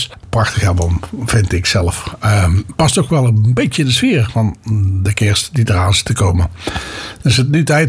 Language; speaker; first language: Dutch; native; Dutch